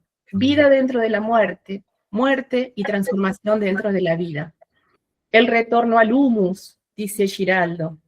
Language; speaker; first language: Spanish; native; Spanish